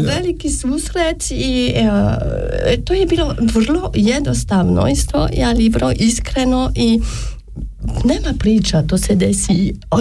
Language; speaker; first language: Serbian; non-native, learner; French